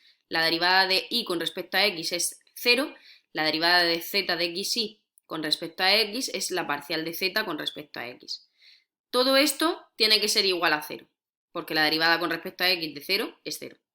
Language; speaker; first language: Spanish; native; Spanish